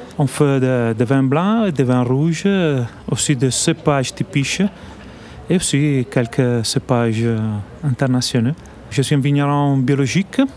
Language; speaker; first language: French; non-native, learner; Italian